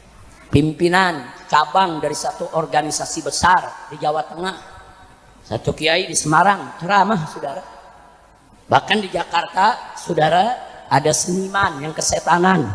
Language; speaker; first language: Indonesian; native; Indonesian